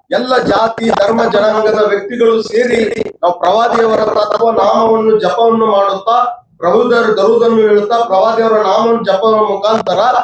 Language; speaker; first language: Kannada; non-native, local second language; Urdu